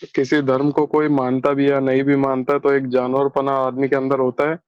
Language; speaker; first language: Hindi; native; Hindi